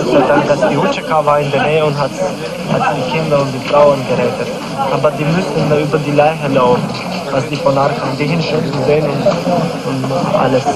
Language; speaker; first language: German; non-native, learner; Albanian